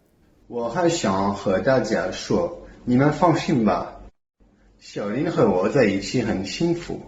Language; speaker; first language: Chinese; non-native, learner; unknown